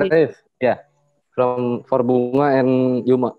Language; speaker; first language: English; non-native, learner; Indonesian